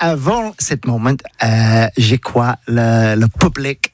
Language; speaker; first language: French; non-native, learner; English